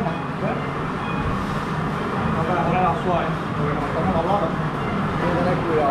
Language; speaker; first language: Spanish; native; Spanish